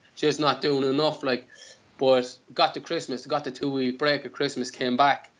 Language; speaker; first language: English; native; English